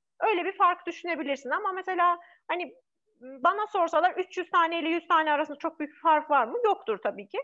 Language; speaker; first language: Turkish; non-native, fluent; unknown